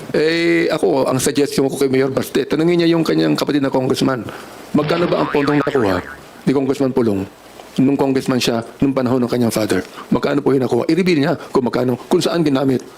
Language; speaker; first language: Filipino; native; Filipino